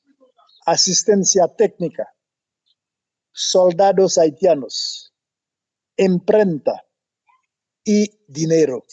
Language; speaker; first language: Spanish; non-native, fluent; Haitian Creole